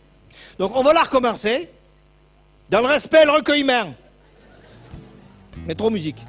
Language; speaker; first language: French; native; French